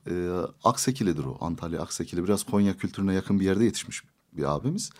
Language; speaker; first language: Turkish; native; Turkish